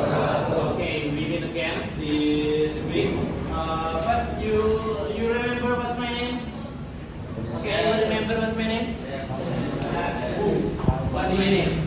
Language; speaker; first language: English; non-native, learner; Indonesian